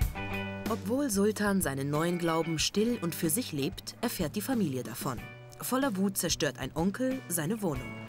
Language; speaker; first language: German; native; German